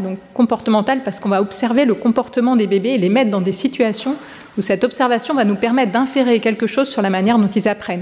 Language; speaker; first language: French; native; French